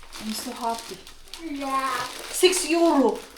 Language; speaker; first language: English; non-native, local second language; Filipino